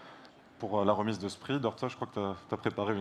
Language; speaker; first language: French; native; French